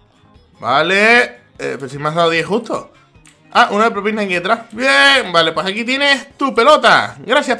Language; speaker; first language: Spanish; native; Spanish